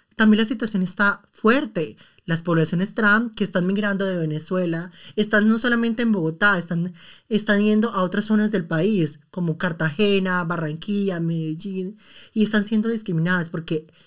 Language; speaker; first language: Spanish; native; Spanish